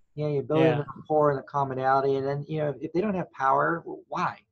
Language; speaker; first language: English; native; English